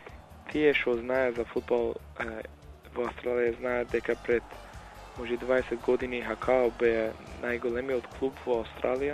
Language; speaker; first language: Macedonian; early bilingual, heritage; Macedonian